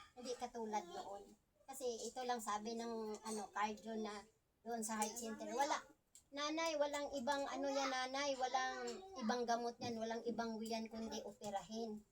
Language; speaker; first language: Filipino; non-native, local second language; Cebuano